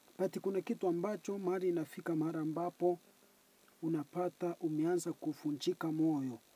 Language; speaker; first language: Swahili; non-native, local second language; Gusii